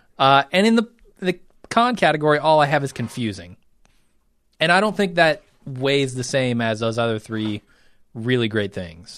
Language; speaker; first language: English; native; English